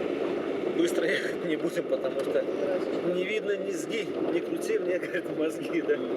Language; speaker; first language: Russian; native; Russian